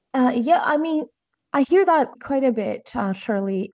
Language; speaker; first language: English; non-native, fluent; Portuguese